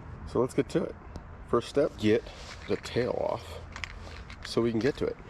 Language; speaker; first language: English; native; English